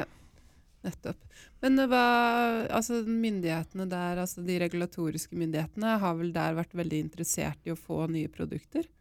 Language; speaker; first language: Norwegian; native; Norwegian